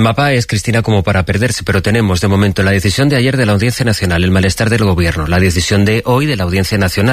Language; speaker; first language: Spanish; native; Spanish